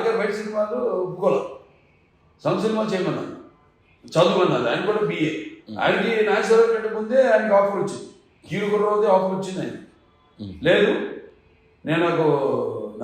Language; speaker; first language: Telugu; native; Telugu